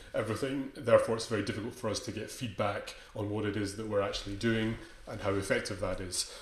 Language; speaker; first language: English; native; English